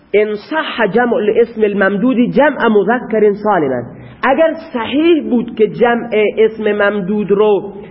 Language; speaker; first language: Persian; non-native, local second language; Baluchi